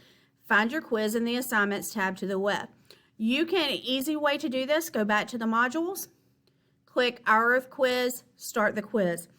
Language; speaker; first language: English; native; English